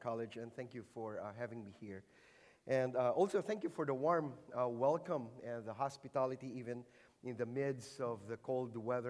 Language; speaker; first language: English; non-native, local second language; Filipino